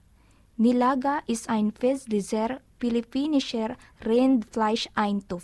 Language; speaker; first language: German; non-native, learner; Filipino